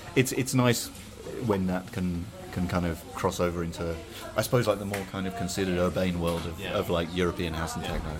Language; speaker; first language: English; native; English